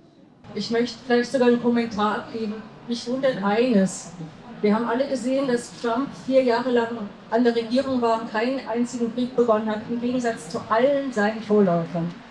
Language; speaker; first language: German; native; German